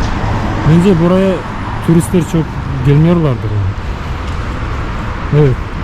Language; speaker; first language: Turkish; non-native, learner; Tatar